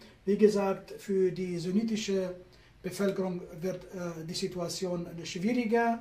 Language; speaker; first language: German; non-native, fluent; Kurdish